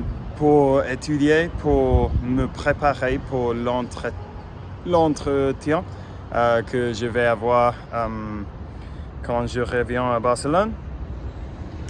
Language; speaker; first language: French; non-native, fluent; English